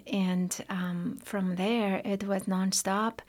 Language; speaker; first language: English; non-native, fluent; Spanish